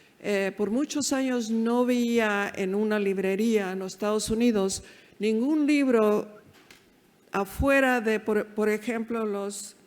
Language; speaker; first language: Spanish; early bilingual, heritage; Spanish